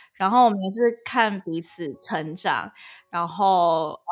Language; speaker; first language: Chinese; early bilingual, other home language; English